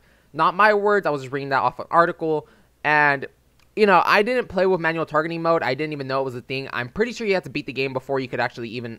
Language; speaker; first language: English; native; English